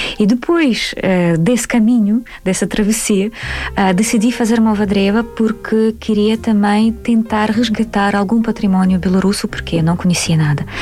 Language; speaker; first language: Portuguese; non-native, fluent; Russian